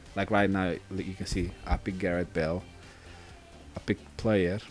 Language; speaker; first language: English; non-native, fluent; Dutch